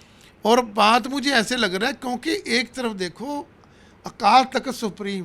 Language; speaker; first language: Hindi; non-native, local second language; Punjabi